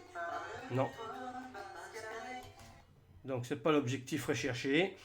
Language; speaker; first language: French; native; French